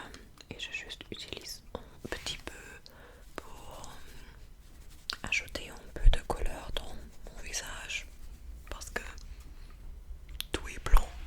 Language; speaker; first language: French; non-native, fluent; English